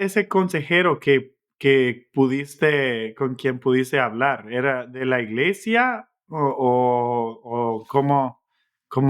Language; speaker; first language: Spanish; non-native, fluent; English